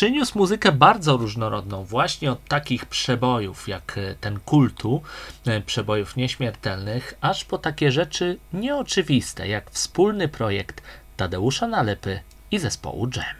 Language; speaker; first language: Polish; native; Polish